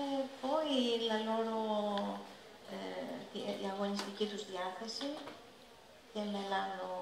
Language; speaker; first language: Italian; non-native, learner; Greek